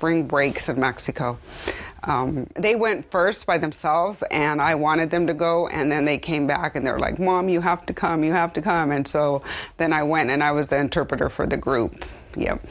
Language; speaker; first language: English; early bilingual, other home language; Spanish